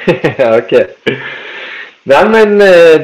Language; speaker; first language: Norwegian; non-native, fluent; German